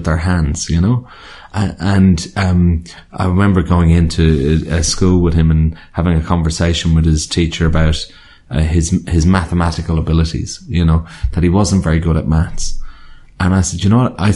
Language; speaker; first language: English; native; English